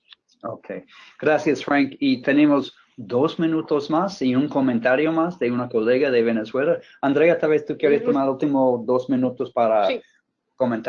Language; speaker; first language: Spanish; non-native, fluent; English